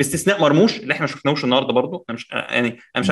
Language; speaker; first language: Arabic; native; Arabic